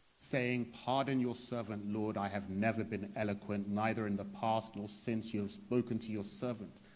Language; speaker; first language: English; native; English